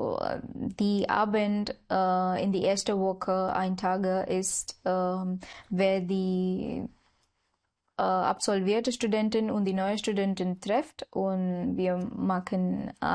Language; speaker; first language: German; non-native, learner; Marathi